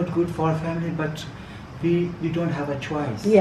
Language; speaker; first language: English; non-native, learner; Persian